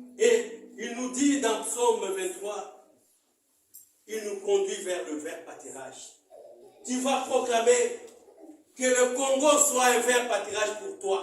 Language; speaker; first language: French; non-native, local second language; Lingala